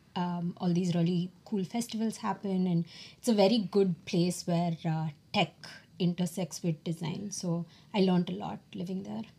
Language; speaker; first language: English; non-native, local second language; Tamil